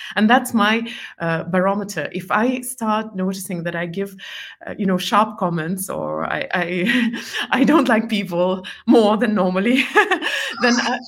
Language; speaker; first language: English; non-native, fluent; Estonian